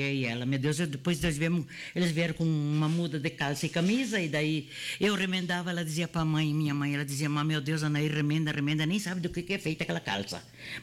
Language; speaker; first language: Portuguese; non-native, local second language; Italian